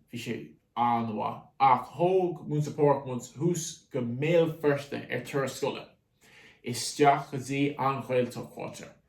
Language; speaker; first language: Irish; native; Irish